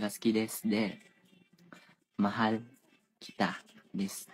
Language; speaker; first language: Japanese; early bilingual, other home language; Filipino